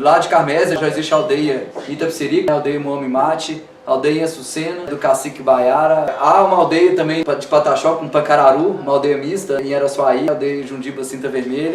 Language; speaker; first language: Portuguese; native; Portuguese